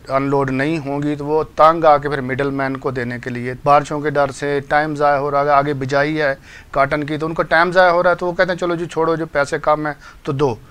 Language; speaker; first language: Urdu; non-native, local second language; Punjabi